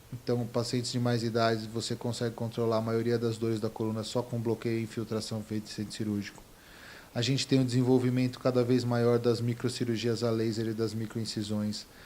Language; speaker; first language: Portuguese; native; Portuguese